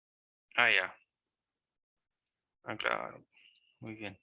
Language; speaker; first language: Spanish; native; Spanish